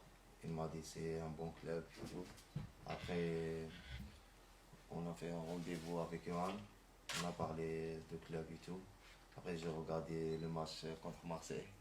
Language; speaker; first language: French; non-native, local second language; Arabic